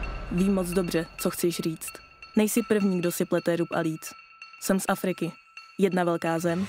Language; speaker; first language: Czech; early bilingual, other home language; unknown